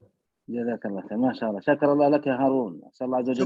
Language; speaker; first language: Arabic; native; Arabic